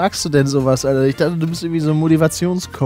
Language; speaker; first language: German; native; German